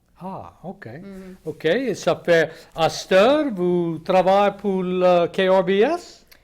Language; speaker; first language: French; native; French